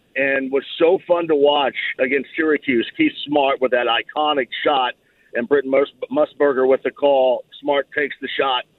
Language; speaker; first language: English; native; English